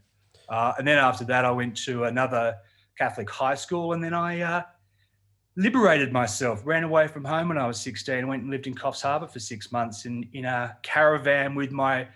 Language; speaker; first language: English; native; English